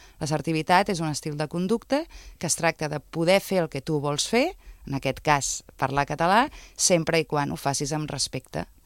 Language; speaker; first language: Catalan; native; Catalan